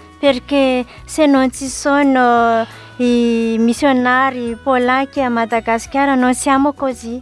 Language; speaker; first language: Italian; non-native, learner; Malagasy